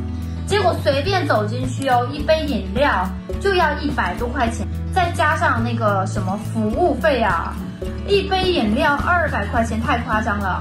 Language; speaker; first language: Chinese; native; Chinese